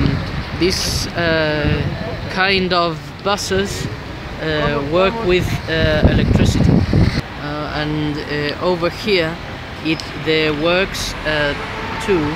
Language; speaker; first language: English; non-native, learner; Spanish